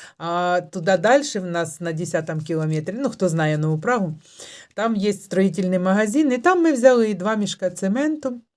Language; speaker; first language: Ukrainian; native; Ukrainian